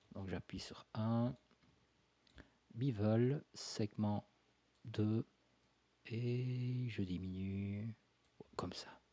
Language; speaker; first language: French; native; French